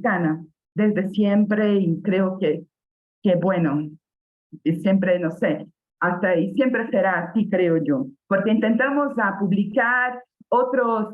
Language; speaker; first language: Spanish; non-native, fluent; Portuguese